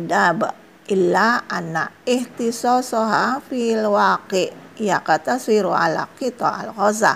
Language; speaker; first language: Arabic; non-native, fluent; Indonesian